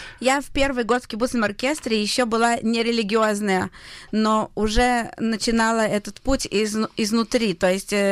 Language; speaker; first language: Russian; early bilingual, heritage; Russian